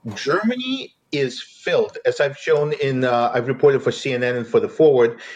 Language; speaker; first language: English; non-native, fluent; Russian